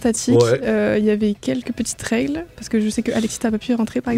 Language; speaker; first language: French; native; French